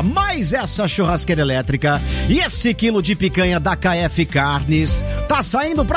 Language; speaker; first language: Portuguese; native; Portuguese